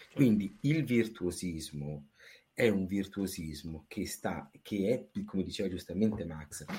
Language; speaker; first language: Italian; native; Italian